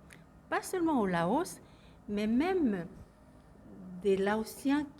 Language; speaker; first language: French; non-native, fluent; Lao